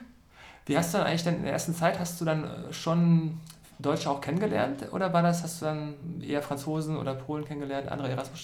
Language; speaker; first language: German; native; German